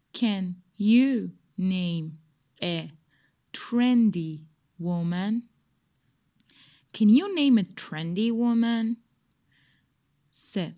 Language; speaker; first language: English; non-native, fluent; Persian